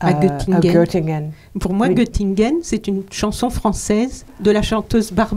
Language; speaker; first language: French; native; French